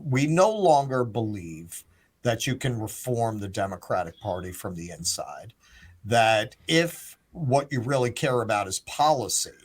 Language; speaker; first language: English; native; English